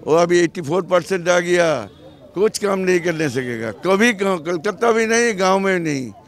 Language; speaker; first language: Hindi; non-native, local second language; Bangla